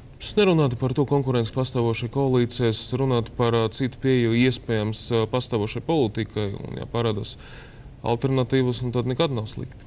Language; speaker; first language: Latvian; non-native, local second language; Russian